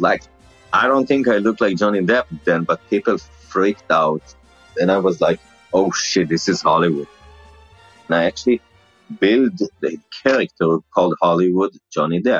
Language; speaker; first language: English; non-native, fluent; Hebrew